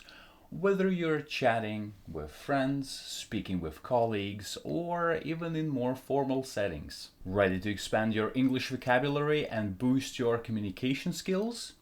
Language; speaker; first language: English; non-native, fluent; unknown